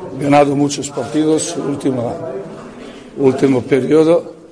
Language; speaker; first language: Spanish; non-native, learner; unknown